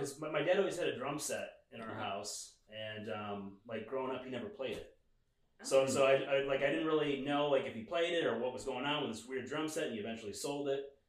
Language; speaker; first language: English; native; English